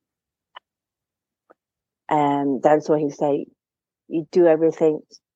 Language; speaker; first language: English; non-native, local second language; Cantonese